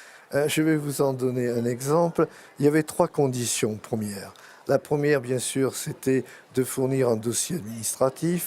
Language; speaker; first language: French; native; French